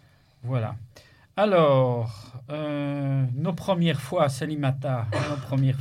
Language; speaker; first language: French; native; French